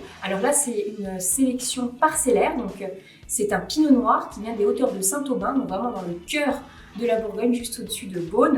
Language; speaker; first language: French; native; French